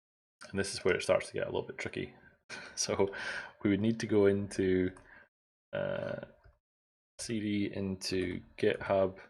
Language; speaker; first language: English; native; English